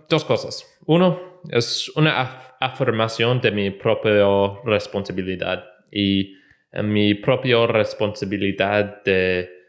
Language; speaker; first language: Spanish; non-native, learner; English